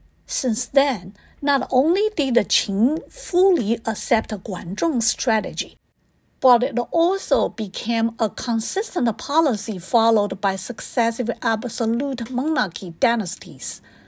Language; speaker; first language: English; non-native, fluent; Chinese